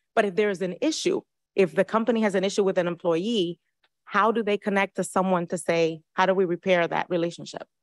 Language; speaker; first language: English; early bilingual, other home language; Spanish